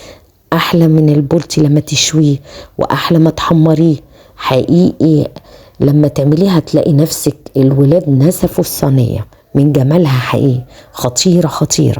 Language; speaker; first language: Arabic; native; Arabic